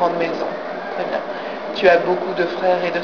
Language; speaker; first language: French; non-native, fluent; English